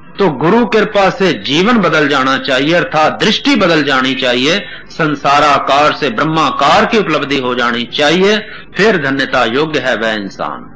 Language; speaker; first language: Hindi; non-native, local second language; Punjabi